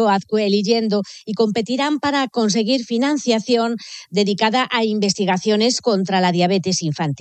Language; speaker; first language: Spanish; native; Spanish